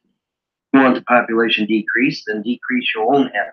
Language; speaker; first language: English; native; English